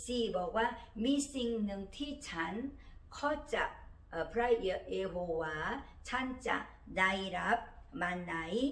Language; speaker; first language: Thai; non-native, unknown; Korean